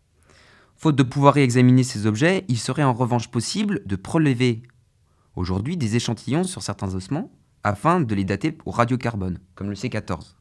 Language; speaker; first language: French; native; French